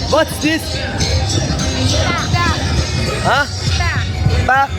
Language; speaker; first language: English; non-native, learner; Azerbaijani